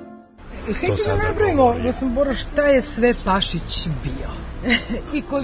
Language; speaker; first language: Serbian; native; Serbian